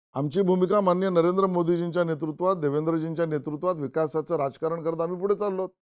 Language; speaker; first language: Marathi; native; Marathi